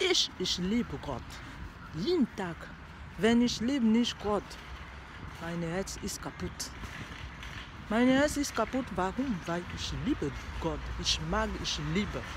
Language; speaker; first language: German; non-native, learner; French